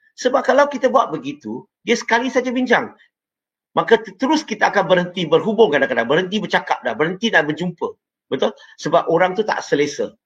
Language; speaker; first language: Malay; non-native, local second language; Chinese